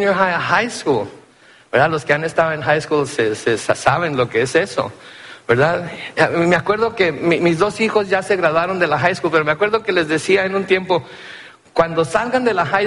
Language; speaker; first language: Spanish; early bilingual, heritage; Spanish